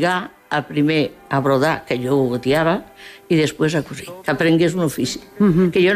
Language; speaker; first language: Catalan; early bilingual, other home language; Spanish